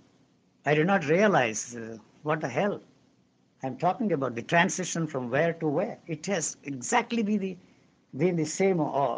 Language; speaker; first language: English; non-native, local second language; Telugu